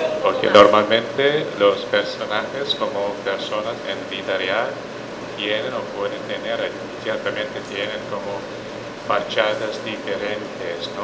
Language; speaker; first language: Spanish; non-native, fluent; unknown